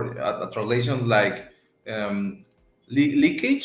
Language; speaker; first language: English; non-native, learner; Spanish